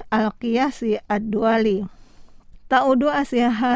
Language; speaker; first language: Arabic; non-native, fluent; Indonesian